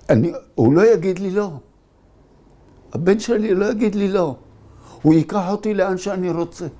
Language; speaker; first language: Hebrew; early bilingual, other home language; Arabic